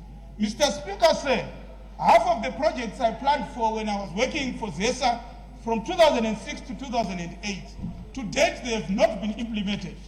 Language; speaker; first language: English; non-native, local second language; Shona